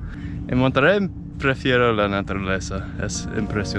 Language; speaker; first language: Spanish; non-native, learner; English